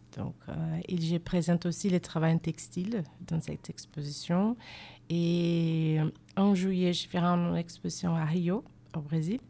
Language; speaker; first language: French; non-native, fluent; Portuguese